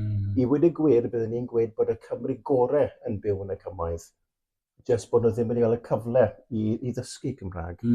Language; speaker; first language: Welsh; native; Welsh